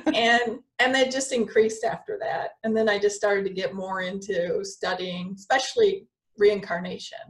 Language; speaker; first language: English; native; English